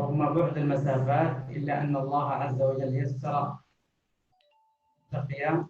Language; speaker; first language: Arabic; native; Arabic